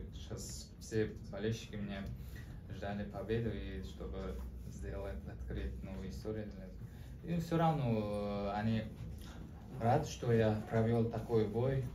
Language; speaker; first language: Russian; non-native, learner; Uzbek